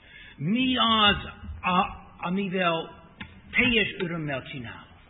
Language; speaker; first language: Hungarian; non-native, fluent; English